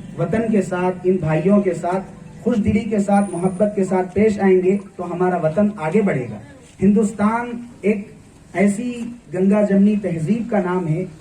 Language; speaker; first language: Hindi; non-native, local second language; Urdu